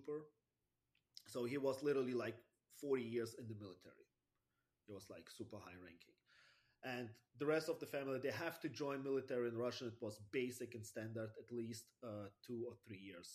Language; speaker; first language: English; non-native, fluent; German